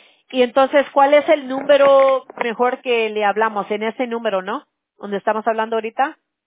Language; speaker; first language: Spanish; early bilingual, heritage; Spanish